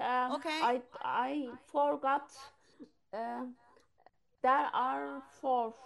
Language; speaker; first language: English; non-native, learner; Turkish